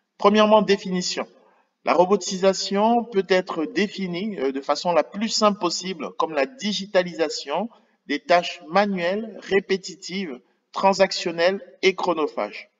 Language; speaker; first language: French; native; French